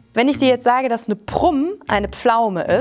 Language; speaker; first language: German; native; German